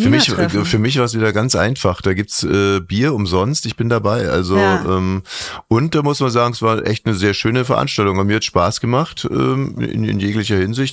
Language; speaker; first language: German; native; German